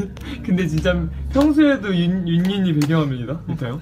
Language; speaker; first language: Korean; native; Korean